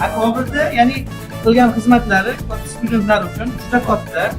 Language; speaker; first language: Uzbek; non-native, learner; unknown